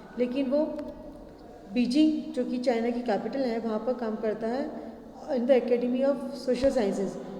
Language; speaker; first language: Hindi; native; Hindi